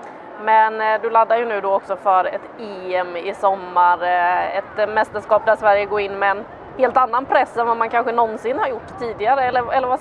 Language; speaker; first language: Swedish; native; Swedish